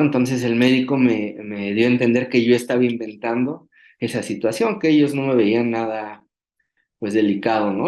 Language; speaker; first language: Spanish; native; Spanish